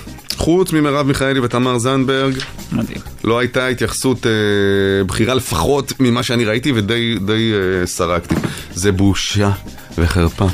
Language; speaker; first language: Hebrew; native; Hebrew